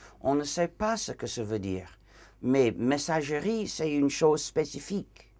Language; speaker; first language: French; non-native, fluent; English